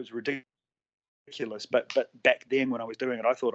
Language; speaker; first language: English; native; English